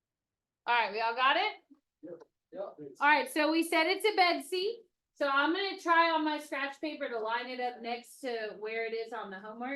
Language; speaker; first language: English; native; English